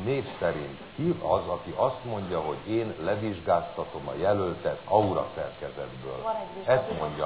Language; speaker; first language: Hungarian; native; Hungarian